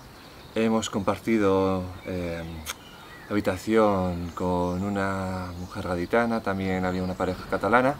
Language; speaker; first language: Spanish; native; Spanish